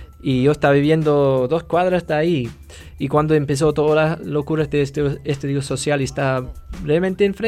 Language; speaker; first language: Spanish; non-native, fluent; English